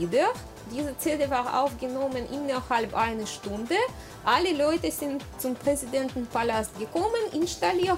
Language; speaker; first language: German; non-native, learner; Russian